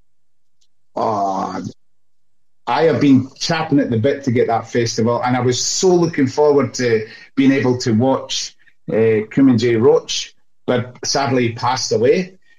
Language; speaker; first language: English; native; English